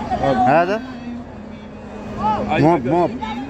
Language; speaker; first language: Arabic; non-native, learner; Bangla